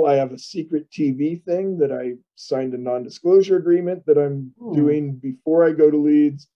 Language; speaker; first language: English; native; English